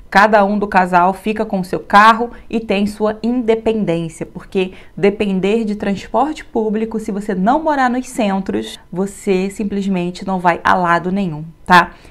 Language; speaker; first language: Portuguese; native; Portuguese